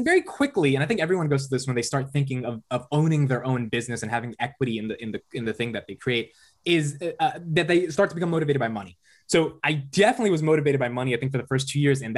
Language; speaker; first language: English; native; English